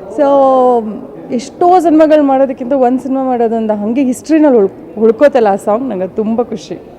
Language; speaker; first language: Kannada; native; Kannada